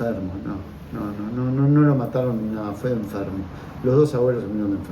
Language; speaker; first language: Spanish; native; Spanish